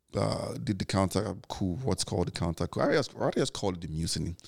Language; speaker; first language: English; non-native, local second language; Igbo